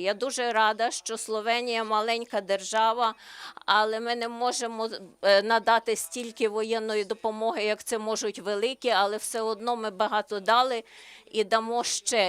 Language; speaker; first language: Ukrainian; non-native, learner; Slovenian